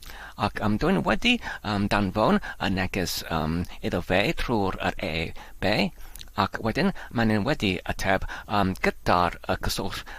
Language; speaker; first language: Welsh; non-native, learner; English